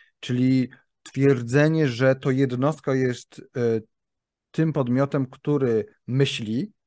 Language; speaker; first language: Polish; native; Polish